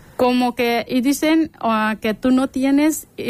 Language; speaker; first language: Spanish; non-native, learner; Persian